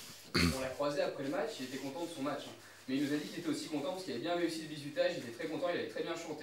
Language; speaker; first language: French; native; French